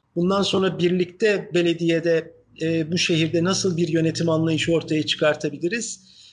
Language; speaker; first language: Turkish; native; Turkish